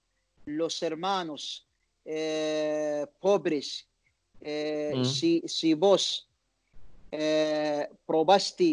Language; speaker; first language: Spanish; non-native, learner; Arabic